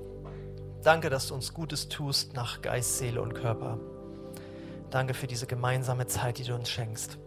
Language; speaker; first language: German; native; German